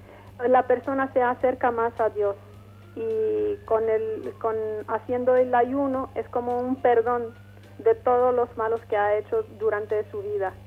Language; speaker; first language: Spanish; non-native, fluent; Arabic